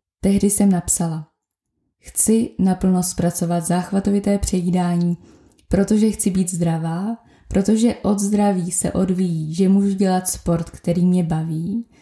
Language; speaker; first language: Czech; native; Czech